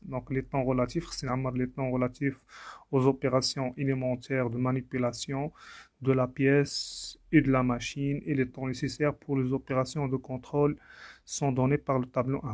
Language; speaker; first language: French; non-native, local second language; Arabic